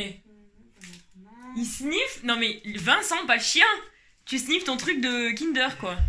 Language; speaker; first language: French; native; French